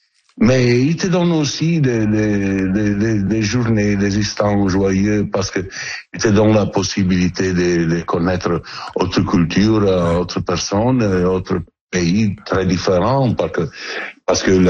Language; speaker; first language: French; non-native, learner; Italian